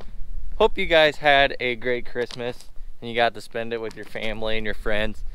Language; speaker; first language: English; native; English